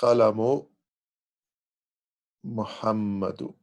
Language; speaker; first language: Arabic; non-native, learner; English